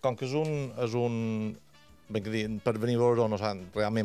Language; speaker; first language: Catalan; native; Catalan